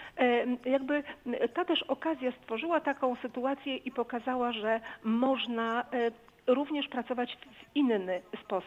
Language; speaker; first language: Polish; native; Polish